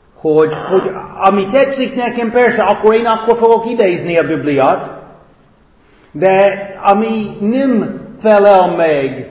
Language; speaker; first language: Hungarian; non-native, fluent; English